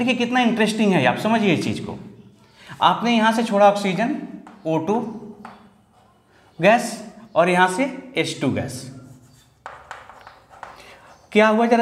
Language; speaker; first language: Hindi; native; Hindi